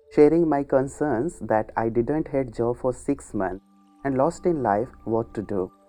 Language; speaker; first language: Hindi; native; Hindi